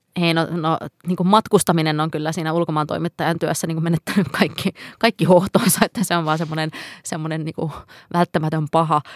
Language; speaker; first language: Finnish; non-native, local second language; Swedish